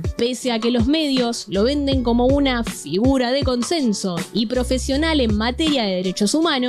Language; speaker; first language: Spanish; native; Spanish